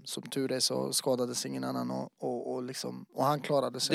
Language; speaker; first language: Swedish; early bilingual, other home language; Albanian